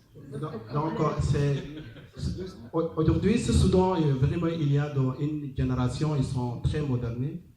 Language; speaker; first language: French; non-native, learner; Arabic